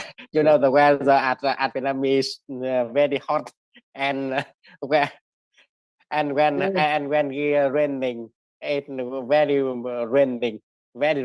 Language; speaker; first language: English; non-native, learner; Vietnamese